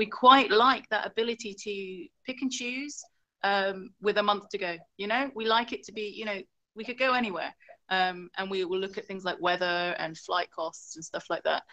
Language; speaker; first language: English; native; English